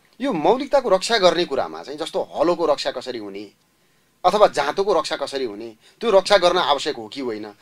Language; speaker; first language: Nepali; native; Nepali